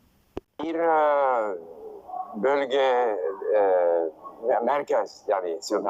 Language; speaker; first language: Turkish; non-native, learner; English